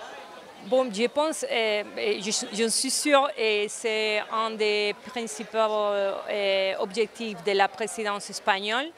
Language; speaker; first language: French; non-native, fluent; Spanish